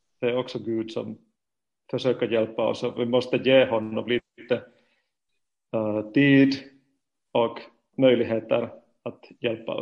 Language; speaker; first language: Swedish; non-native, fluent; Finnish